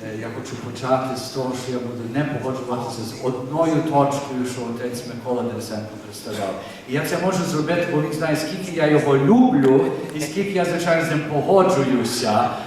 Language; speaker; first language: Ukrainian; early bilingual, heritage; Ukrainian